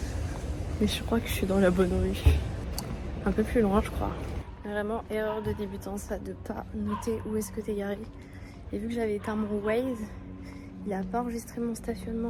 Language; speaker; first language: French; native; French